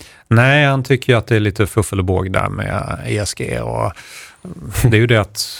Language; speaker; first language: Swedish; native; Swedish